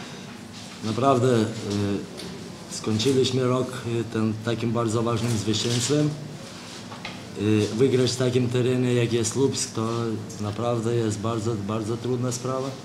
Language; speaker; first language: Polish; non-native, fluent; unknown